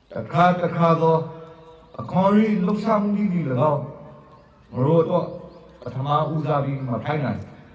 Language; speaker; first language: Burmese; native; Burmese